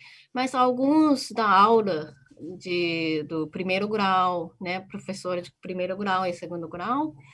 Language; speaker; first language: Portuguese; non-native, fluent; Japanese